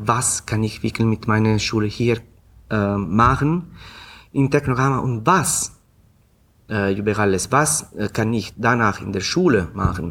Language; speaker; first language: German; non-native, fluent; Italian